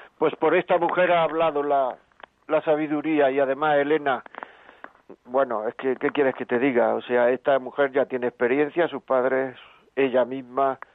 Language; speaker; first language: Spanish; native; Spanish